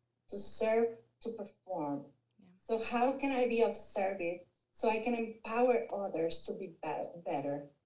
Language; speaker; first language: English; non-native, fluent; Spanish